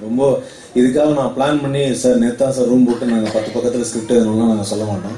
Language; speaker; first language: Tamil; native; Tamil